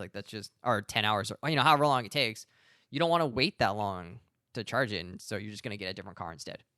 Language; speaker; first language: English; native; English